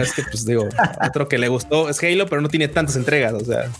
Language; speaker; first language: Spanish; native; Spanish